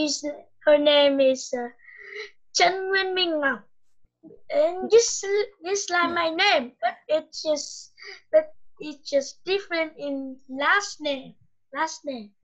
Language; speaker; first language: English; non-native, learner; Vietnamese